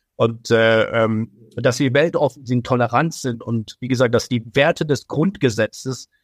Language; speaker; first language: German; early bilingual, other home language; Persian